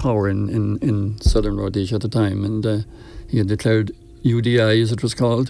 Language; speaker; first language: English; native; English